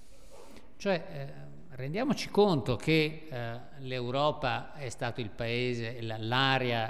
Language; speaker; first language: Italian; native; Italian